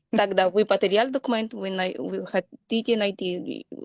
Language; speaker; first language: Russian; non-native, learner; Portuguese